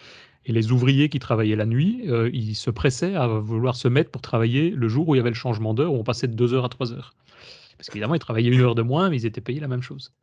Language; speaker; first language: French; native; French